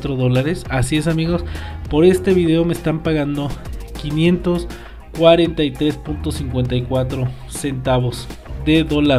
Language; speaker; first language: Spanish; native; Spanish